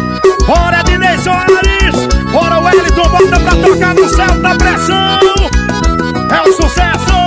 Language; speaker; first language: Portuguese; native; Portuguese